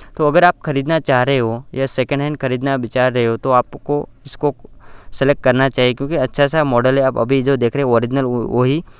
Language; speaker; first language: Hindi; non-native, local second language; Gujarati